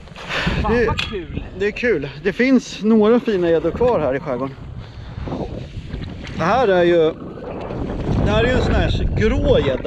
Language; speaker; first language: Swedish; native; Swedish